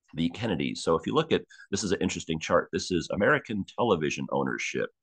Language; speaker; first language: English; native; English